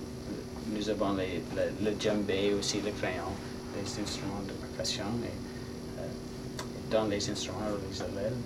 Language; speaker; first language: French; non-native, learner; English